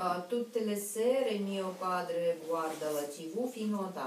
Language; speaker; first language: Italian; non-native, learner; Russian